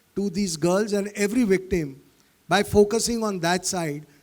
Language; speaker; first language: English; non-native, local second language; Hindi